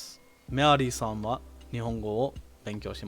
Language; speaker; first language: Japanese; non-native, learner; English